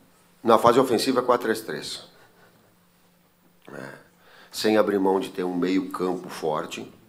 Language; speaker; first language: Portuguese; native; Portuguese